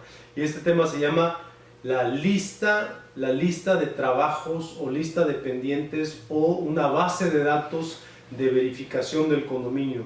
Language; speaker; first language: Spanish; native; Spanish